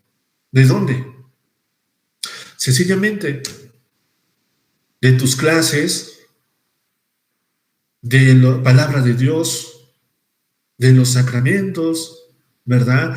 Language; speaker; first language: Spanish; native; Spanish